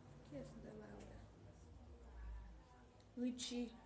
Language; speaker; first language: French; non-native, learner; Haitian Creole